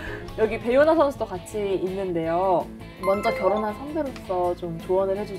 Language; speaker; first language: Korean; native; Korean